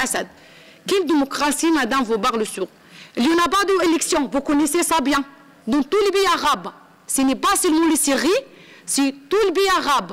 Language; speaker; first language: French; non-native, learner; Arabic